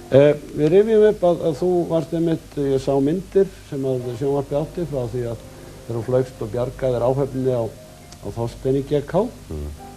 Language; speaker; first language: Icelandic; native; Icelandic